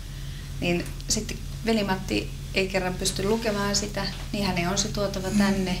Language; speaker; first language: Finnish; native; Finnish